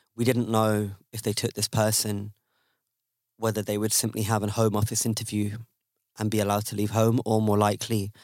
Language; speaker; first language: English; native; English